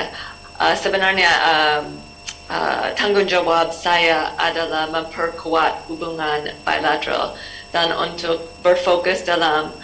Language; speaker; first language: Indonesian; non-native, learner; English